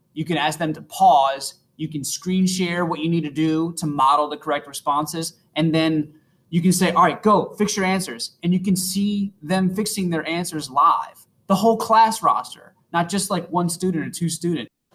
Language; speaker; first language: English; native; English